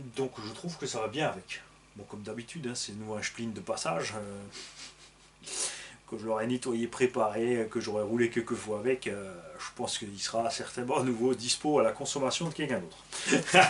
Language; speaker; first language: French; native; French